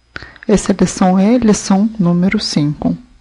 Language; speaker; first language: Portuguese; non-native, fluent; Russian